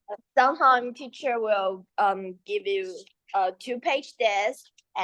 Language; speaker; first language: English; non-native, learner; Chinese